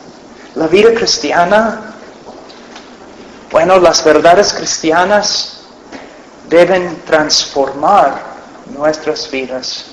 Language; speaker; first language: Spanish; non-native, fluent; English